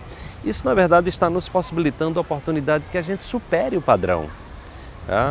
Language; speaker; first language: Portuguese; native; Portuguese